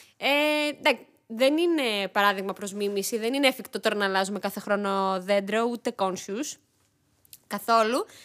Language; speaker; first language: Greek; early bilingual, other home language; Armenian